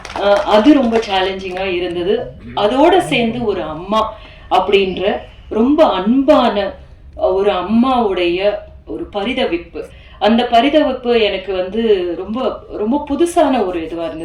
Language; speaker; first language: Tamil; native; Tamil